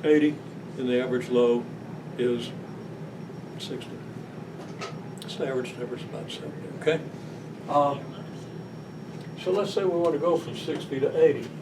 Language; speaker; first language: English; native; English